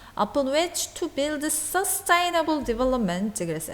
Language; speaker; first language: English; non-native, fluent; Korean